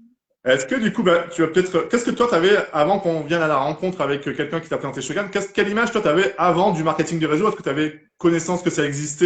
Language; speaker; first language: French; native; French